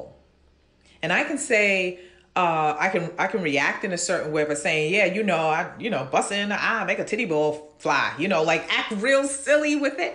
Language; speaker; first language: English; native; English